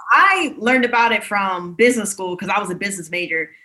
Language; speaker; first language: English; native; English